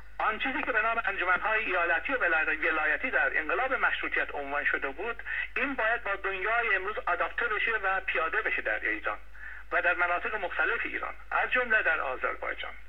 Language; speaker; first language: Persian; non-native, local second language; Azerbaijani